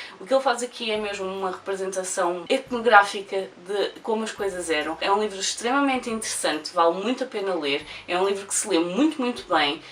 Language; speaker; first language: Portuguese; native; Portuguese